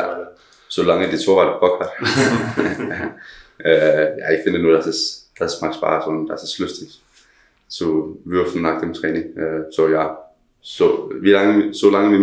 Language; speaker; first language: German; non-native, learner; Danish